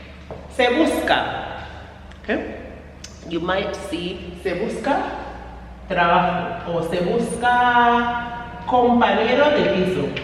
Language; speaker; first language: Spanish; non-native, fluent; English